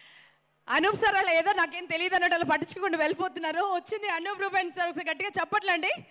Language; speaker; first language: Telugu; native; Telugu